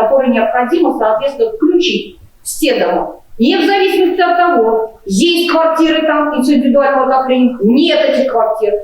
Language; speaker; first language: Russian; native; Russian